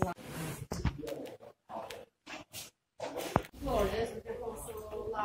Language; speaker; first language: English; non-native, fluent; Polish